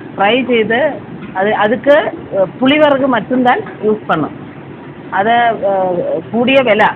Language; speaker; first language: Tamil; non-native, learner; Malayalam